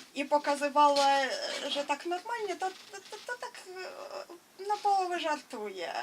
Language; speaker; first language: Polish; non-native, fluent; Russian